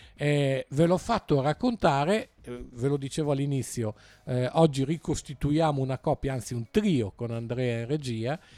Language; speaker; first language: Italian; native; Italian